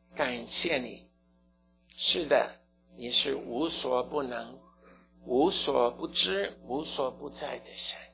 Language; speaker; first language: Chinese; non-native, fluent; English